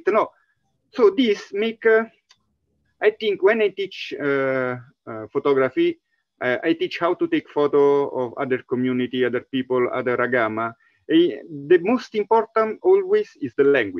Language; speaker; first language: English; non-native, fluent; Italian